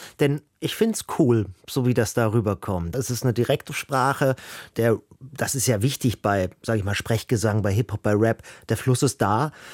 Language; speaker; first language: German; native; German